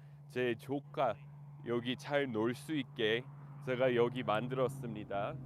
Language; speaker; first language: Korean; non-native, fluent; English